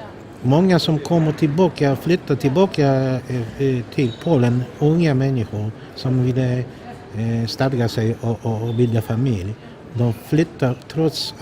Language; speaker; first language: Swedish; non-native, fluent; Polish